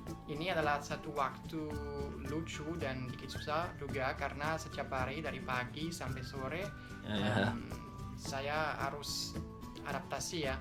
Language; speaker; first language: Indonesian; non-native, fluent; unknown